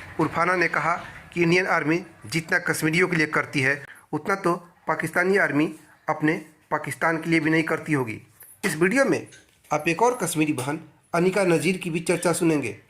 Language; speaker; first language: Hindi; native; Hindi